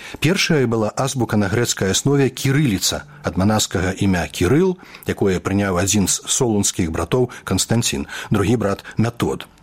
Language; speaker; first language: Belarusian; native; Belarusian